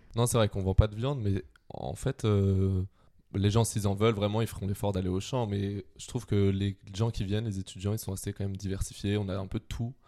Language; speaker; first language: French; native; French